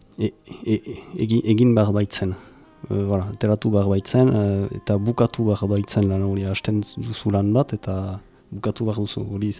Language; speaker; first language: Basque; non-native, local second language; French